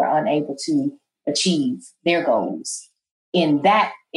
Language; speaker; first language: English; native; English